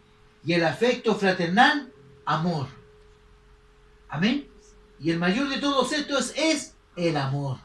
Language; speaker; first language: Spanish; native; Spanish